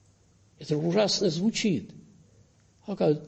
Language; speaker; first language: Russian; native; Russian